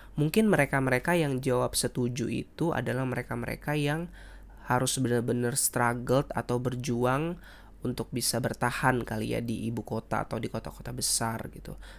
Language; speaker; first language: Indonesian; native; Indonesian